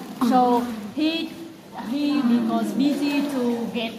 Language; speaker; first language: English; non-native, learner; Vietnamese